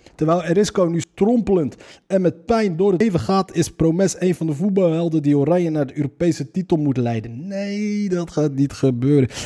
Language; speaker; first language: Dutch; native; Dutch